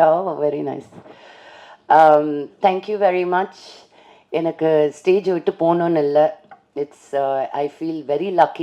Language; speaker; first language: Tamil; non-native, local second language; Telugu